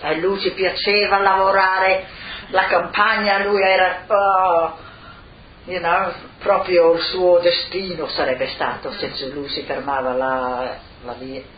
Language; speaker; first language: Italian; non-native, local second language; Friulian